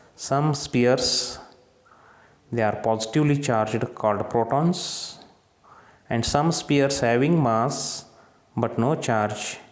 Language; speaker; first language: English; non-native, local second language; Kannada